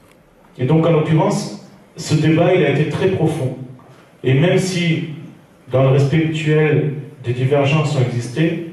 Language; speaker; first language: French; native; French